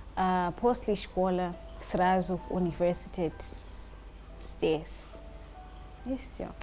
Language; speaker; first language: Russian; non-native, learner; Shona